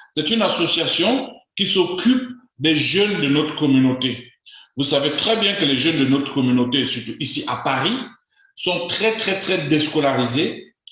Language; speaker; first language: French; native; French